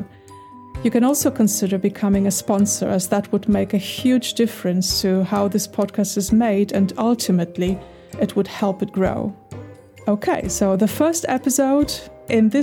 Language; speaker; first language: English; non-native, fluent; Polish